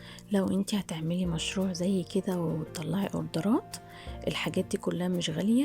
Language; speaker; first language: Arabic; native; Arabic